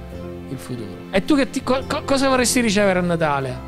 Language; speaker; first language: Italian; native; Italian